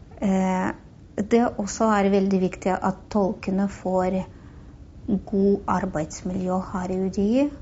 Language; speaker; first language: Norwegian; non-native, fluent; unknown